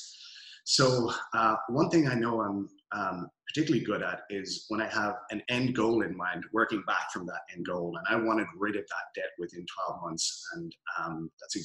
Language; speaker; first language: English; native; English